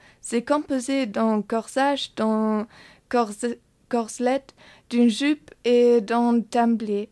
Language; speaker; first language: French; non-native, fluent; German